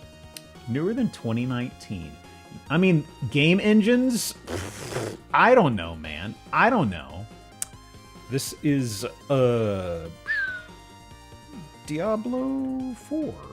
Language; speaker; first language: English; native; English